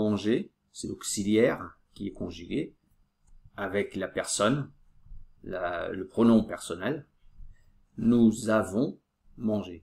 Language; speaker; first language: French; native; French